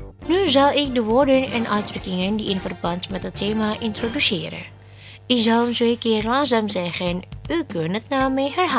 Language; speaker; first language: Dutch; non-native, learner; Indonesian